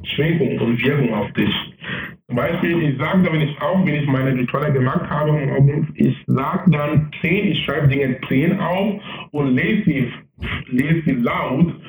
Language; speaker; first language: German; non-native, fluent; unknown